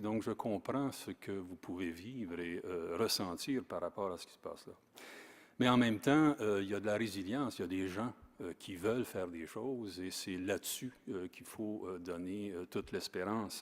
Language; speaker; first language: French; native; French